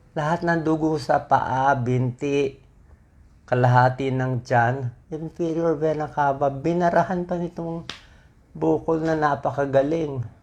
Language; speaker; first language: Filipino; native; Filipino